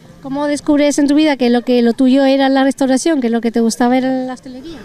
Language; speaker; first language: Spanish; native; Spanish